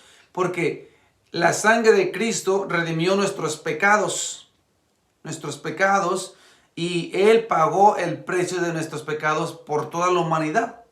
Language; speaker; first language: Spanish; native; Spanish